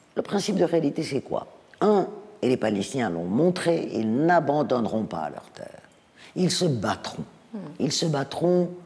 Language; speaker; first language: French; native; French